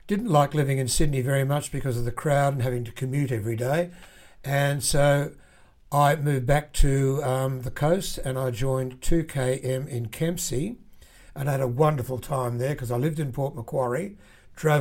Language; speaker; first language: English; native; English